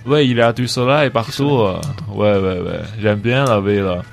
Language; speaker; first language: French; non-native, learner; Chinese